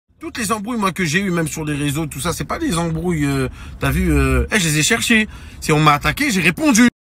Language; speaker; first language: French; native; French